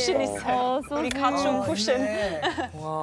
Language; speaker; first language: Korean; non-native, learner; German